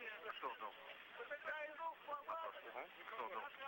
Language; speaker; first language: Russian; native; Russian